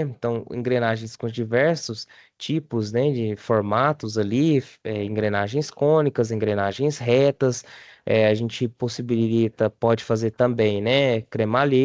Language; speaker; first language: Portuguese; native; Portuguese